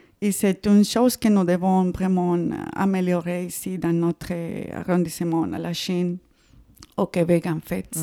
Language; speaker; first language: French; non-native, fluent; Spanish